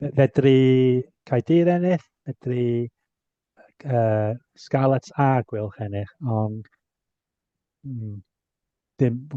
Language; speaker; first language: Welsh; native; Welsh